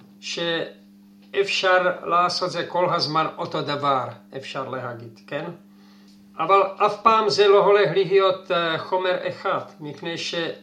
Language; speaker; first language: Hebrew; non-native, fluent; Czech